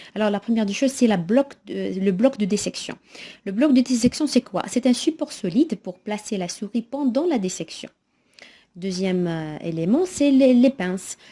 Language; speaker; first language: French; non-native, local second language; Arabic